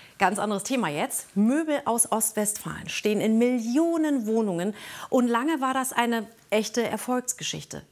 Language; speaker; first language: German; native; German